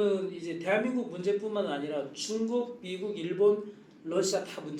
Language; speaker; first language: Korean; native; Korean